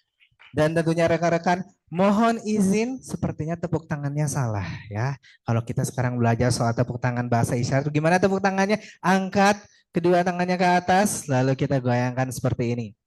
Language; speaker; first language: Indonesian; native; Indonesian